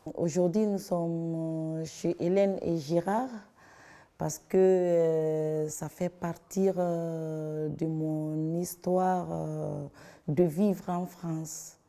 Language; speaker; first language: French; non-native, local second language; Fula